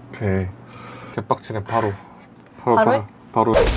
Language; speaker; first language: Korean; native; Korean